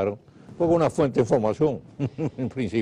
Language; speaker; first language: Spanish; native; Spanish